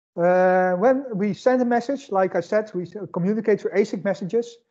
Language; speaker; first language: English; non-native, fluent; Dutch